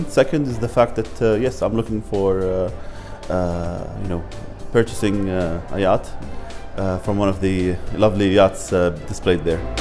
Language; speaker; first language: English; non-native, fluent; Arabic